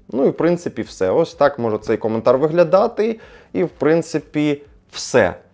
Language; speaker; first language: Ukrainian; non-native, local second language; Russian